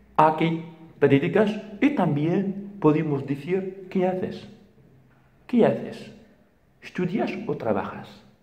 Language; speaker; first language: Spanish; non-native, fluent; Arabic